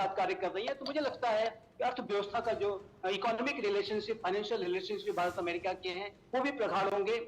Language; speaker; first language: Hindi; native; Hindi